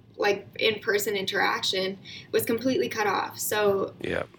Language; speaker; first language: English; native; English